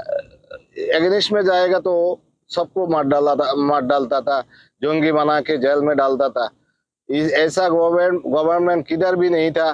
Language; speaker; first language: Hindi; non-native, learner; Bangla